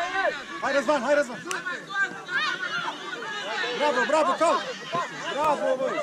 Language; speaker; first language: Romanian; native; Romanian